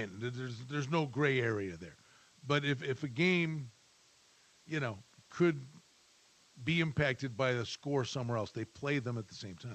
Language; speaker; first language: English; native; English